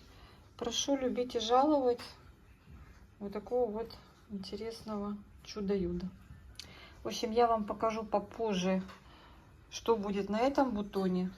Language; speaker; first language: Russian; native; Russian